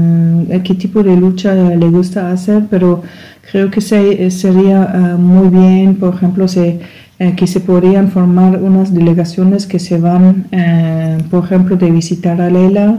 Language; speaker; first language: Spanish; non-native, learner; German